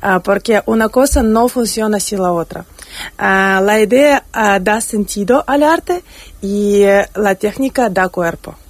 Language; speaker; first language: Spanish; non-native, learner; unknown